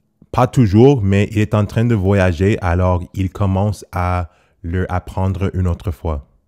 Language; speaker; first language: French; non-native, fluent; English